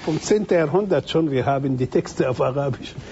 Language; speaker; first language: German; non-native, fluent; Arabic